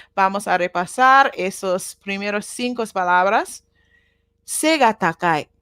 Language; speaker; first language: Spanish; non-native, learner; Japanese